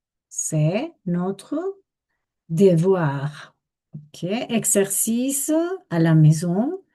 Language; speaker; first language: French; non-native, fluent; Spanish